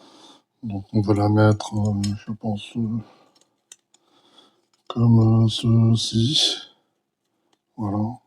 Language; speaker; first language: French; native; French